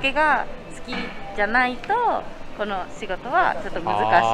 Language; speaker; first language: Japanese; native; Japanese